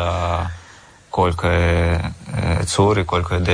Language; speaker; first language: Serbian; non-native, learner; Russian